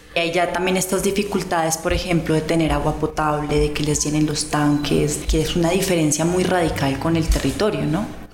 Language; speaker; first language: Spanish; native; Spanish